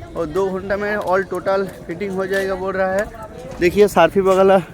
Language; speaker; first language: Hindi; non-native, local second language; Bangla